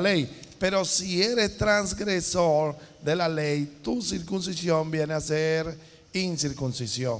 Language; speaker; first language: Spanish; native; Spanish